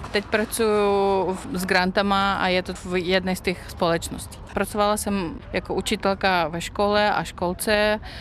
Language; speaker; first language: Czech; non-native, fluent; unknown